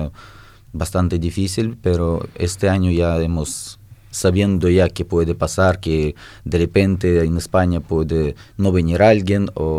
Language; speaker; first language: Spanish; non-native, fluent; Russian